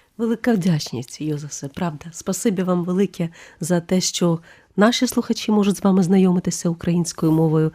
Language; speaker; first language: Ukrainian; native; Ukrainian